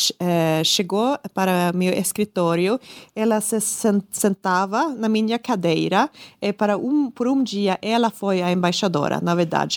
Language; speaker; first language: Portuguese; non-native, learner; Swedish